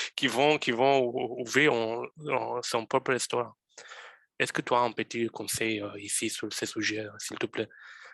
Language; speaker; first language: French; non-native, fluent; Romanian